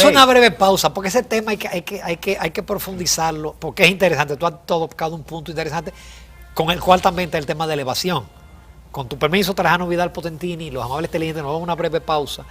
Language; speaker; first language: Spanish; native; Spanish